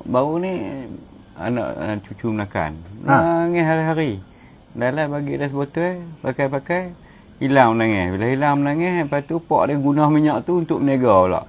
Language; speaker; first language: Malay; native; Malay